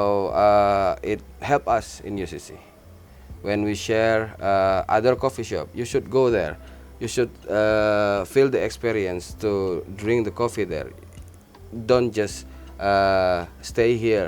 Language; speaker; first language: English; non-native, learner; Indonesian